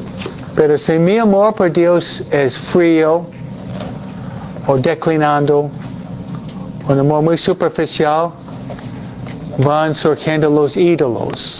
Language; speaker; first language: Spanish; non-native, fluent; English